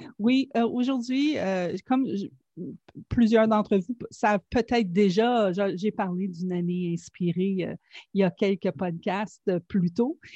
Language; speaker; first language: French; native; French